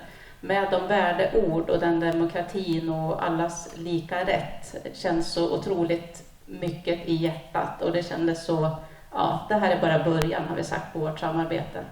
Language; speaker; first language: Swedish; native; Swedish